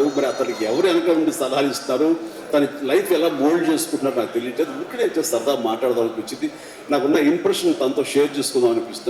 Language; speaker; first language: Telugu; native; Telugu